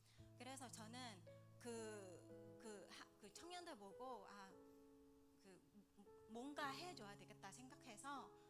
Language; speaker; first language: Korean; non-native, learner; Vietnamese